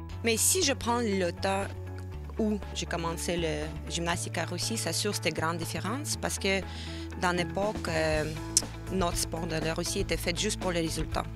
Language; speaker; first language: French; non-native, fluent; Russian